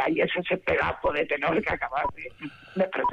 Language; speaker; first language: Spanish; native; Spanish